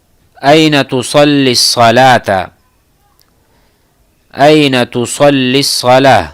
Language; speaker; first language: Arabic; non-native, fluent; Urdu